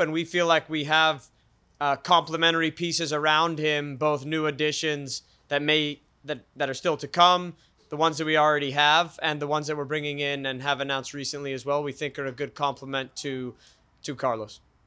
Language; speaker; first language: English; native; English